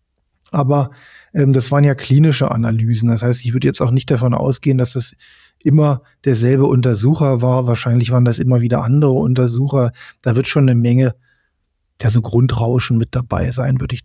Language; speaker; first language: German; native; German